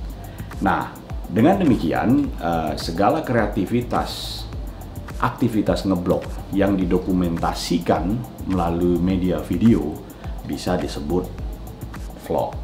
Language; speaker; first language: Indonesian; native; Indonesian